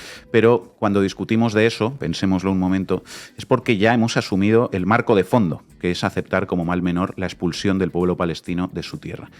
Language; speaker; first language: Spanish; native; Spanish